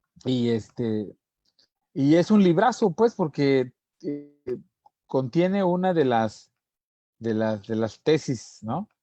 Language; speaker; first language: Spanish; native; Spanish